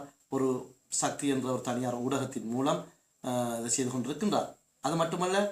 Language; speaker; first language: Tamil; native; Tamil